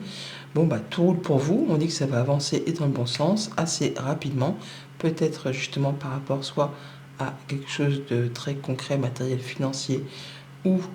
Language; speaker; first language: French; native; French